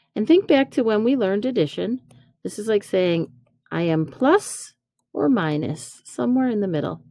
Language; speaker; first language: English; native; English